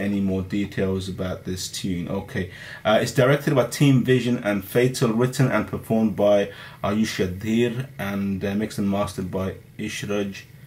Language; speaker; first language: English; early bilingual, other home language; Hindi